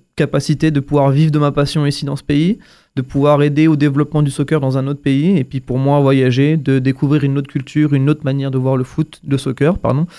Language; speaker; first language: French; native; French